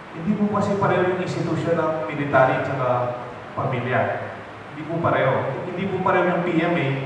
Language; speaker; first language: Filipino; non-native, local second language; Pampanga